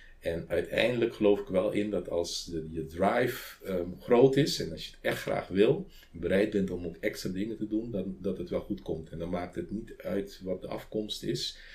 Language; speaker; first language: Dutch; non-native, local second language; Papiamento